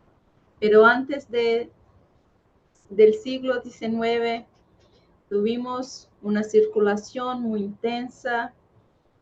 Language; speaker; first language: Spanish; non-native, fluent; Portuguese